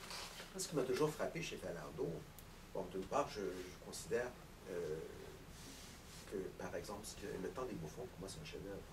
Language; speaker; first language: French; native; French